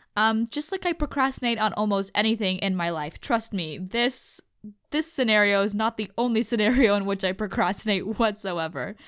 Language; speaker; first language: English; native; English